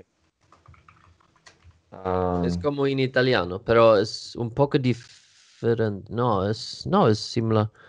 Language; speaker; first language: Portuguese; non-native, learner; Swedish